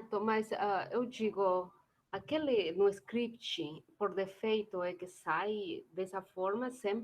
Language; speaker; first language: Portuguese; non-native, fluent; Spanish